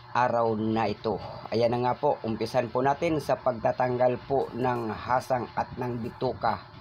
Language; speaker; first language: Filipino; non-native, local second language; Bikol